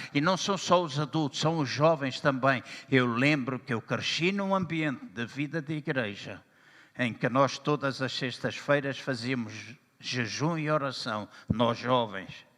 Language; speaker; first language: Portuguese; native; Portuguese